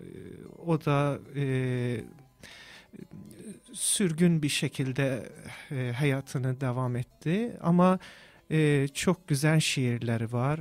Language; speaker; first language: Turkish; non-native, fluent; Persian